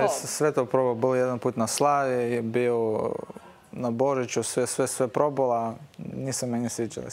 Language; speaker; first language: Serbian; non-native, learner; Russian